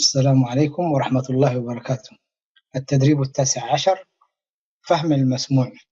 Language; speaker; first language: Arabic; non-native, fluent; Tigrinya